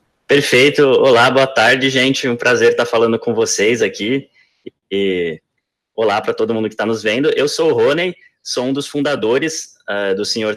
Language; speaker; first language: Portuguese; native; Portuguese